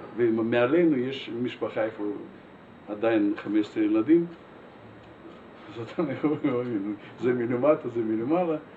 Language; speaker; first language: Hebrew; non-native, fluent; Russian